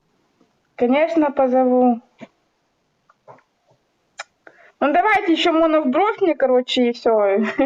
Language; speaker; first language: Russian; native; Russian